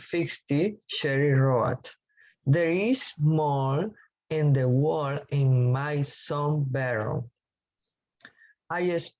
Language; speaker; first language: English; non-native, learner; Spanish